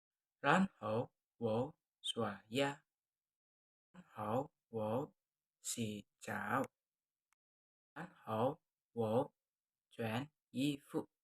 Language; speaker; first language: Chinese; non-native, learner; Indonesian